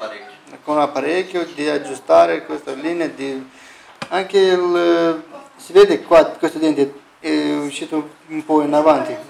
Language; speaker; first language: Italian; non-native, fluent; Romanian